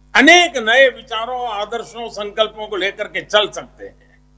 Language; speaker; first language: Hindi; non-native, local second language; Gujarati